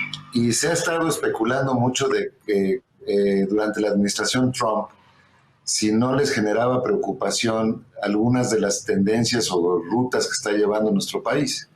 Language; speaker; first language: Spanish; native; Spanish